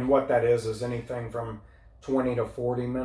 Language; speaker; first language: English; native; English